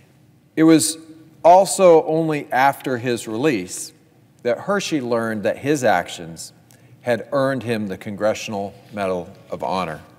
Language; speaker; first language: English; native; English